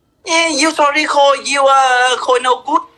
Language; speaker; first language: English; non-native, learner; Vietnamese